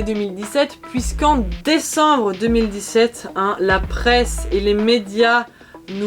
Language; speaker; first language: French; native; French